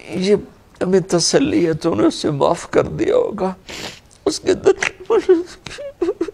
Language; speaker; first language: Urdu; non-native, local second language; Punjabi